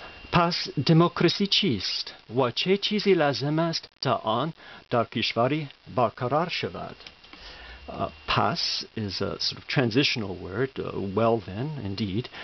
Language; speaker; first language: English; native; English